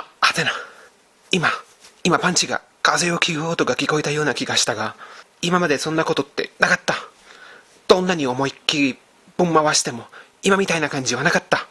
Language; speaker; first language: Japanese; non-native, fluent; Italian